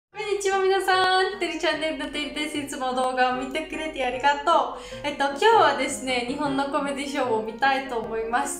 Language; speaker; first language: Japanese; non-native, learner; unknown